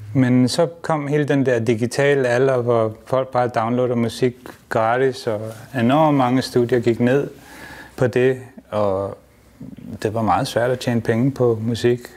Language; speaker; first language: Danish; non-native, fluent; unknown